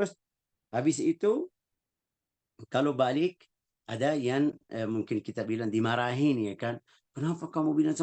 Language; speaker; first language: Indonesian; non-native, fluent; Arabic